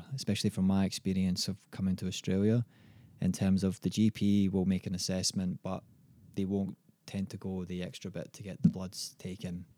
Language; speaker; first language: English; native; English